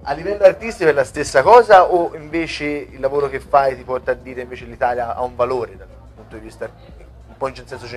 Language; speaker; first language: Italian; native; Italian